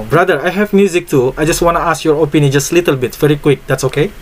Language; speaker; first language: English; non-native, fluent; Indonesian